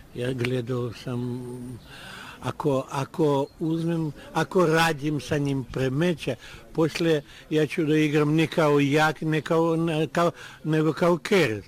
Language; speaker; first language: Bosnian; non-native, learner; Russian